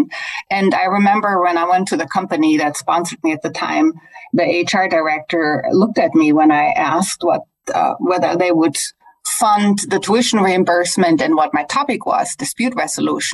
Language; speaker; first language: English; non-native, fluent; German